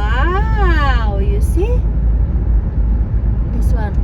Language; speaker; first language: English; non-native, fluent; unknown